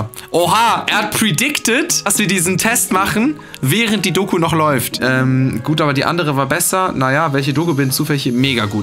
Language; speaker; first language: German; native; German